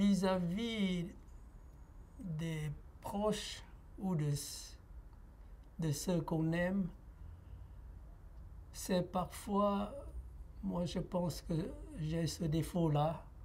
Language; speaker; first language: French; non-native, fluent; Lao